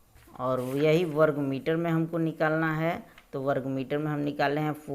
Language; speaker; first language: Hindi; native; Hindi